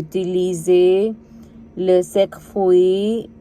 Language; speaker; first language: French; non-native, learner; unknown